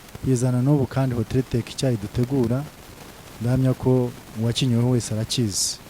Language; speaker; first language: Kinyarwanda; early bilingual, heritage; Kinyarwanda